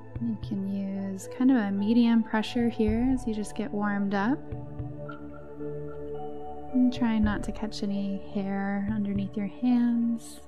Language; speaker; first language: English; native; English